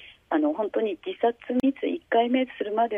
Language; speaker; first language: Japanese; native; Japanese